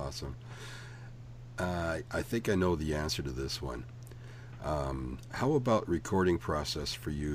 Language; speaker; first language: English; native; English